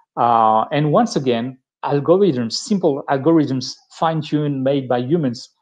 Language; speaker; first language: English; non-native, fluent; French